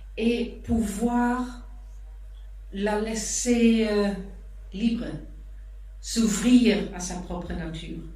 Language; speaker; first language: French; non-native, fluent; German